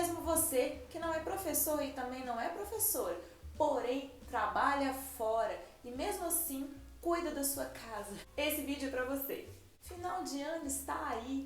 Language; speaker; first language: Portuguese; native; Portuguese